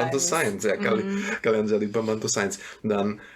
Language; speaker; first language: Indonesian; non-native, fluent; German